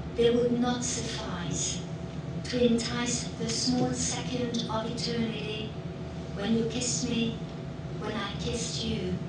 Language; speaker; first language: English; non-native, fluent; French